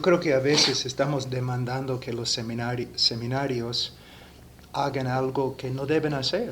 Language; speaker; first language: Spanish; non-native, fluent; English